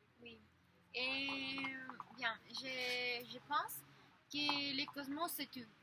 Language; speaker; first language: French; non-native, learner; Spanish